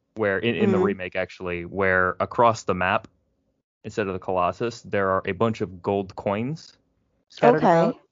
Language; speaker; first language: English; native; English